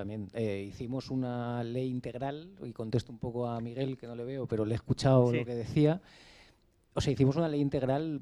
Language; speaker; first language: Spanish; native; Spanish